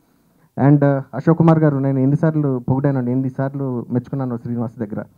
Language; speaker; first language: Telugu; native; Telugu